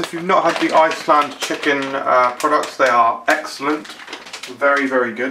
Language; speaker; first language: English; native; English